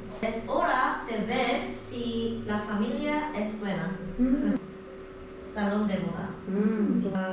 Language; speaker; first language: Spanish; non-native, learner; Korean